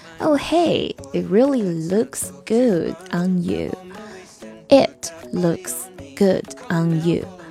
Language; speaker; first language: English; non-native, fluent; Chinese